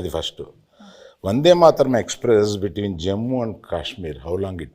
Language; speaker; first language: Telugu; native; Telugu